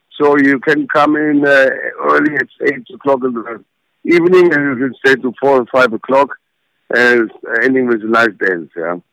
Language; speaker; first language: English; non-native, fluent; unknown